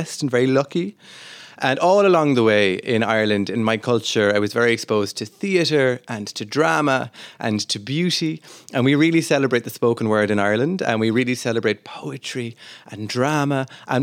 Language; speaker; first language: English; native; English